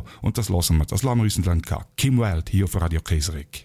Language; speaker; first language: German; native; German